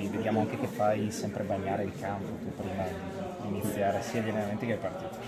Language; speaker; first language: Italian; native; Italian